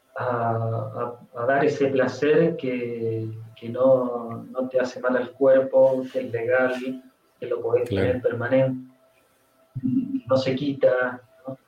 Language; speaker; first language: Spanish; native; Spanish